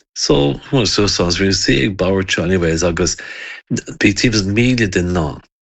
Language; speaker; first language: Irish; native; Irish